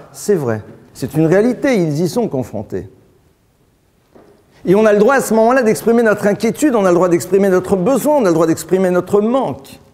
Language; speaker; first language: French; native; French